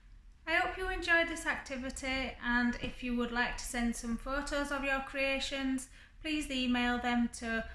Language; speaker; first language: English; native; English